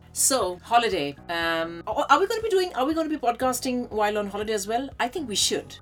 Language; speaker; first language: English; non-native, local second language; Hindi